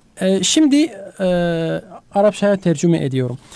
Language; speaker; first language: Turkish; non-native, fluent; Arabic